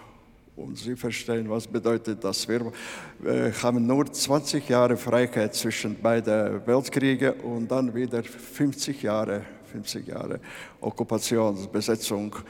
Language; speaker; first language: German; non-native, fluent; Latvian